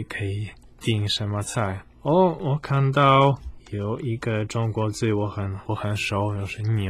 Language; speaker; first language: Chinese; non-native, fluent; Polish